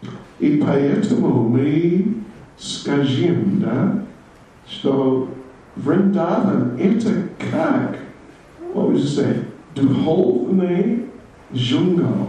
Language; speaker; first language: Russian; non-native, learner; English